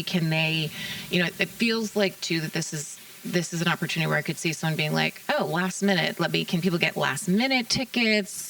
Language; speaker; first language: English; native; English